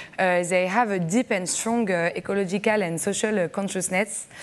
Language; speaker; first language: English; non-native, fluent; French